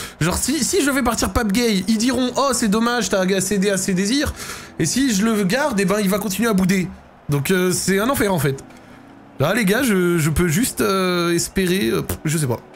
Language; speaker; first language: French; native; French